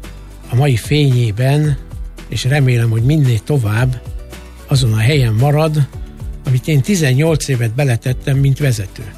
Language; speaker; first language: Hungarian; native; Hungarian